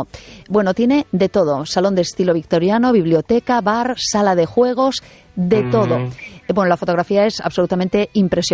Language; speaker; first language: Spanish; native; Spanish